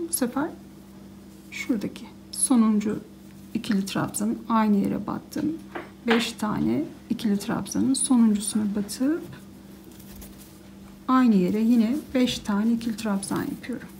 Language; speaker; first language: Turkish; native; Turkish